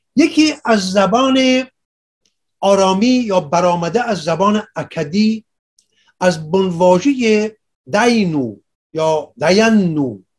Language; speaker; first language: Persian; non-native, local second language; Assyrian Neo-Aramaic